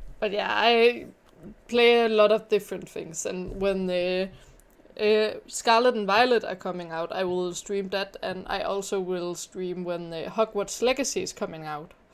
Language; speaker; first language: English; non-native, fluent; Danish